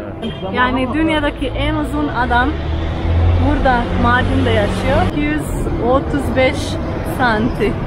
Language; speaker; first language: Turkish; non-native, fluent; Slovenian